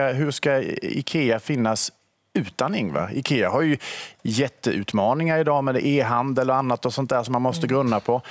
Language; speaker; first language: Swedish; native; Swedish